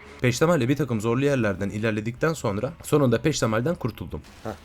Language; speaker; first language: Turkish; native; Turkish